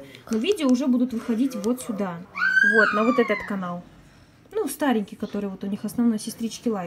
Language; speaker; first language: Russian; native; Russian